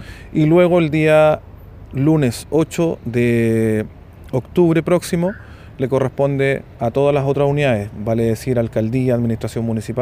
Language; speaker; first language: Spanish; native; Spanish